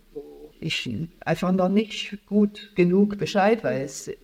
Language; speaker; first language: German; native; German